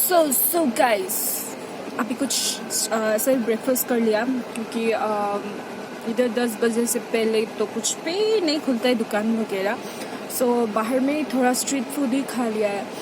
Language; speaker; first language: Hindi; non-native, local second language; Assamese